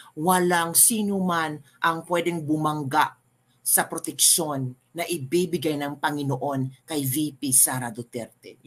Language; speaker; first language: Filipino; non-native, local second language; Cebuano